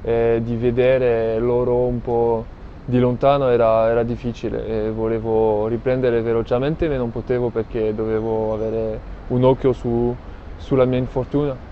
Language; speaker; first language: Italian; non-native, fluent; French